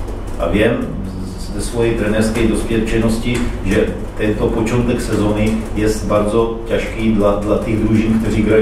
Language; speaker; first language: Polish; non-native, learner; Czech